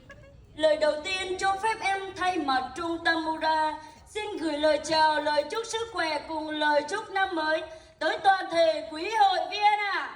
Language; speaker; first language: Vietnamese; native; Vietnamese